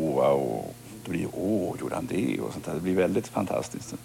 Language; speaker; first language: Swedish; native; Swedish